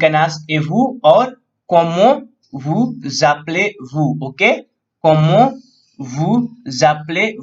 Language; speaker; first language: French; non-native, learner; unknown